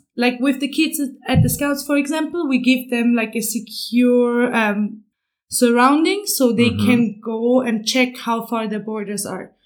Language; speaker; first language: English; non-native, fluent; German